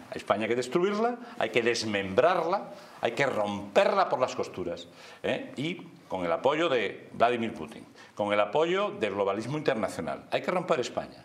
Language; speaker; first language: Spanish; native; Spanish